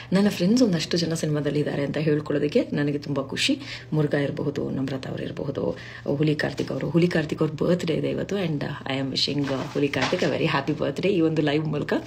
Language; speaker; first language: Kannada; non-native, local second language; Kodava